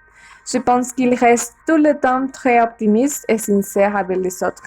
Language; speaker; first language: French; non-native, learner; Spanish